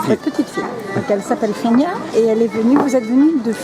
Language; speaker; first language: French; native; French